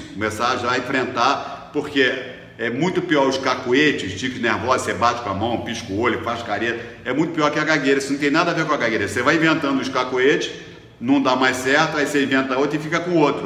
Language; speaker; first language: Portuguese; native; Portuguese